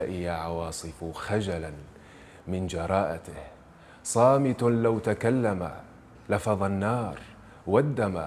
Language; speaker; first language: Arabic; native; Arabic